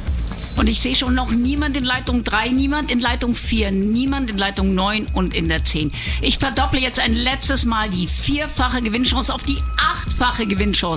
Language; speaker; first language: German; native; German